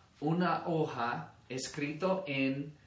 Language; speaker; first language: Spanish; non-native, fluent; English